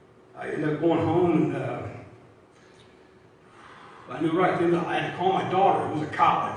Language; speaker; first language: English; native; English